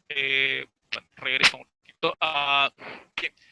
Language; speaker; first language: Spanish; native; Spanish